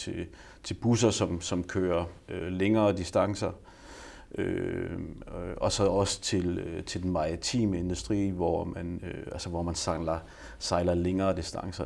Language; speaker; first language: Danish; native; Danish